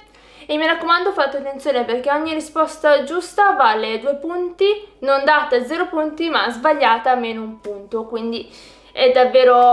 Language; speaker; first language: Italian; native; Italian